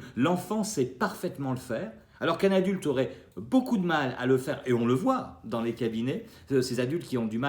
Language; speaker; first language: French; native; French